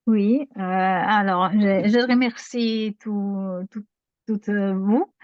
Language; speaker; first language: French; non-native, learner; Italian